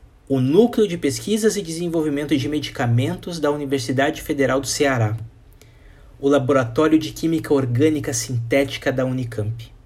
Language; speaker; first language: Portuguese; native; Portuguese